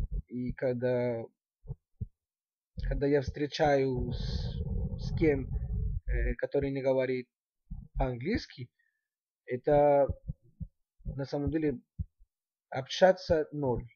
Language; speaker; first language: Russian; non-native, learner; Spanish